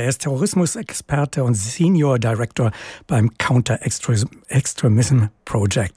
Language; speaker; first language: German; native; German